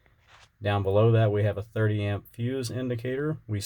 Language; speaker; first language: English; native; English